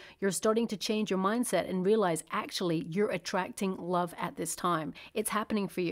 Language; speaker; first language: English; native; English